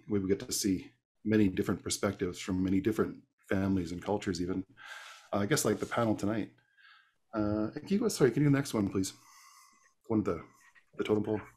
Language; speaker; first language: English; native; English